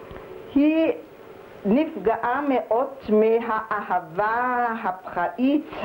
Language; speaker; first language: Hebrew; early bilingual, other home language; German